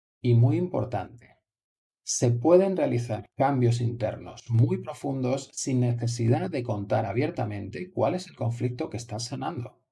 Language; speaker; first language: Spanish; native; Spanish